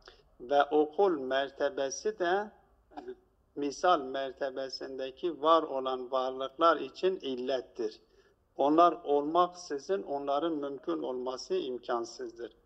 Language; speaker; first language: Turkish; native; Turkish